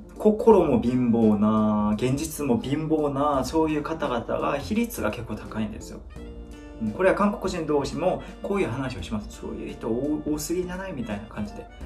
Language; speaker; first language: Japanese; non-native, fluent; Korean